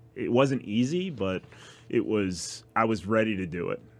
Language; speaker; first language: English; native; English